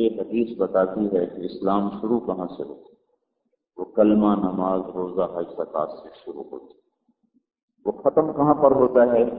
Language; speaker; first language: Urdu; non-native, local second language; Punjabi